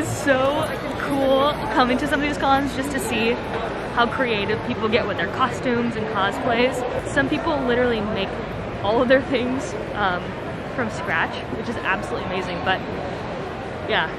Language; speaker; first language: English; native; English